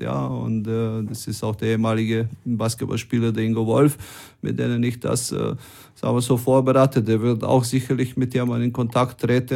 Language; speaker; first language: German; non-native, fluent; Croatian